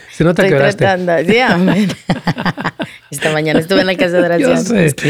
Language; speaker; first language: Spanish; native; Spanish